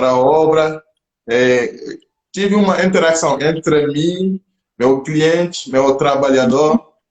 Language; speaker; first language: Portuguese; non-native, local second language; French